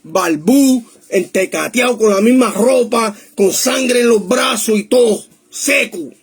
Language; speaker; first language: Spanish; early bilingual, heritage; Spanish